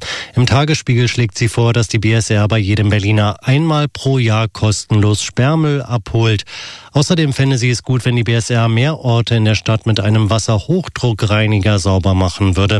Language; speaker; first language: German; native; German